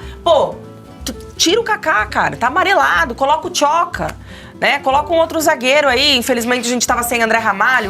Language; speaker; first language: Portuguese; native; Portuguese